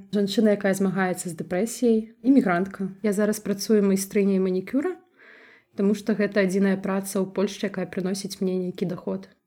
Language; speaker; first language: Belarusian; native; Belarusian